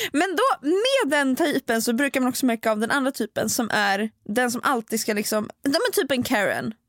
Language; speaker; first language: Swedish; native; Swedish